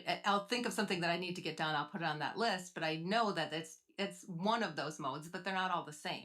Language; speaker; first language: English; native; English